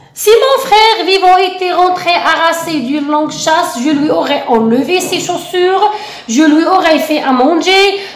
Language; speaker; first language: French; non-native, local second language; Arabic